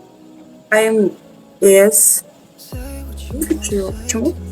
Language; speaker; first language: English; non-native, learner; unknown